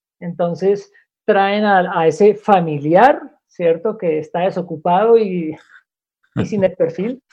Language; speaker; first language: Spanish; native; Spanish